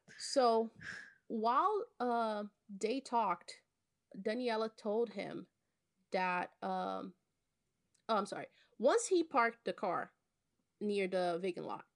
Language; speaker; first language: English; non-native, fluent; Portuguese